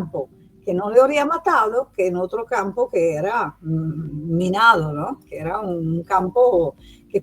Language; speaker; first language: Spanish; non-native, fluent; Italian